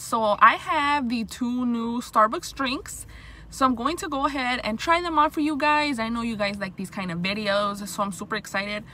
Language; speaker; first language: English; early bilingual, other home language; Spanish